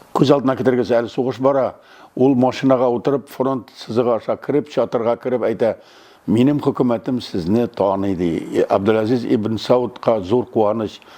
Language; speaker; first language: Tatar; native; Tatar